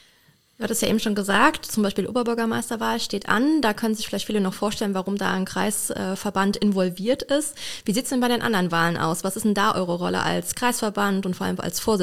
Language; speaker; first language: German; native; German